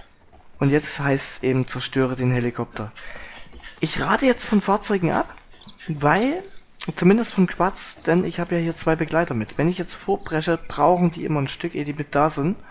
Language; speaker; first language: German; native; German